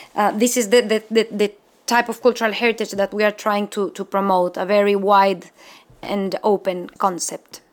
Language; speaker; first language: English; non-native, fluent; Spanish